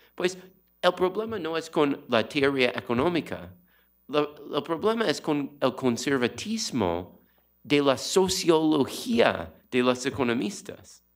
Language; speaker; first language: Spanish; non-native, learner; English